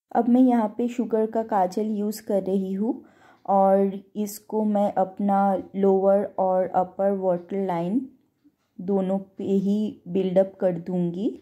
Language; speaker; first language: Hindi; non-native, local second language; Bangla